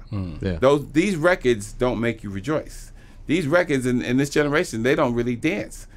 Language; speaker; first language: English; native; English